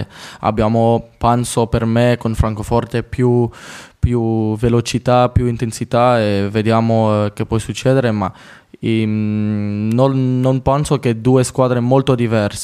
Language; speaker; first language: Italian; non-native, fluent; French